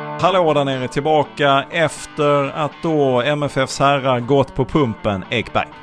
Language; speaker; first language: Swedish; native; Swedish